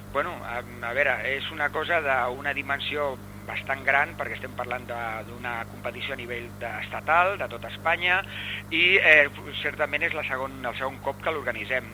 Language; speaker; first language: Catalan; non-native, local second language; Spanish